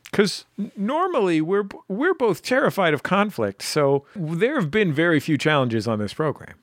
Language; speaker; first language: English; native; English